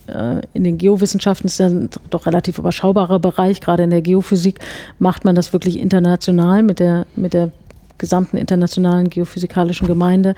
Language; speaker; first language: German; native; German